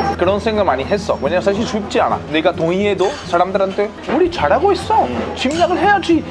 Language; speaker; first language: Korean; non-native, fluent; Italian